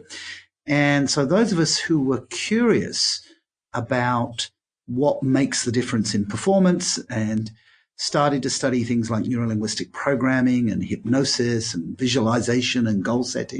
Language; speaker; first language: English; native; English